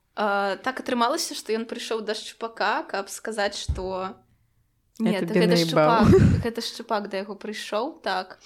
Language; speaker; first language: Belarusian; non-native, local second language; Russian